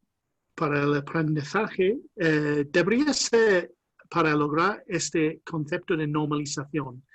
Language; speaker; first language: Spanish; non-native, fluent; English